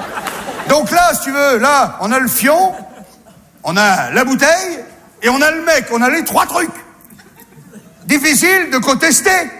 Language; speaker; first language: French; native; French